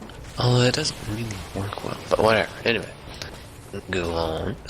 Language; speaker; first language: English; native; English